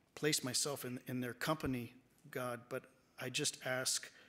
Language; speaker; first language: English; native; English